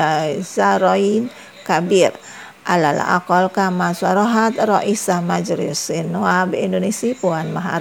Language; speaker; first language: Arabic; non-native, fluent; Indonesian